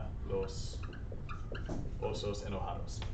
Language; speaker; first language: Spanish; non-native, learner; English